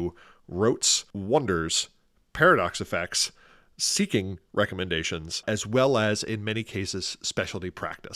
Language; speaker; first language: English; native; English